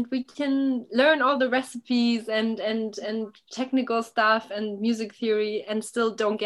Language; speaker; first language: English; non-native, fluent; German